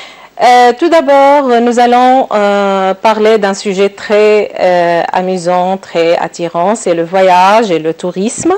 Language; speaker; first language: French; non-native, local second language; Arabic